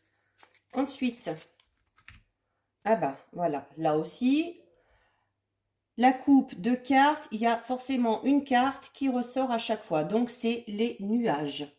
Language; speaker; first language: French; native; French